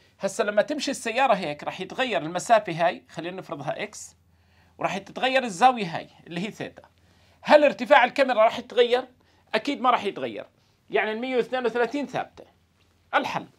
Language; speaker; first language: Arabic; native; Arabic